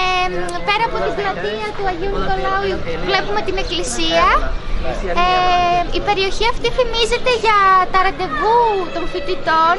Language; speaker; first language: Greek; native; Greek